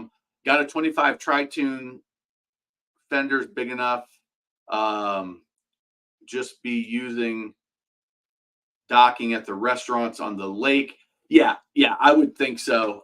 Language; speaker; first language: English; native; English